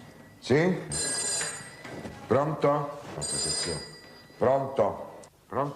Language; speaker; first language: Italian; native; Italian